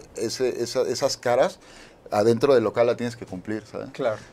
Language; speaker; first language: Spanish; native; Spanish